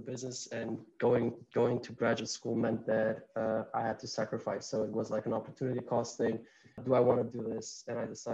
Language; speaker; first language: English; non-native, fluent; Albanian